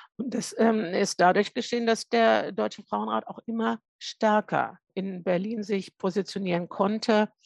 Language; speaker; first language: German; native; German